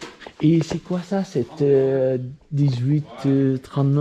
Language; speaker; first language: French; non-native, learner; Kurdish